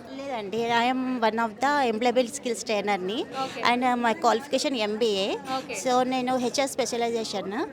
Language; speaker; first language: Telugu; native; Telugu